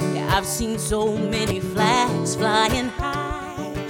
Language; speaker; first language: English; native; English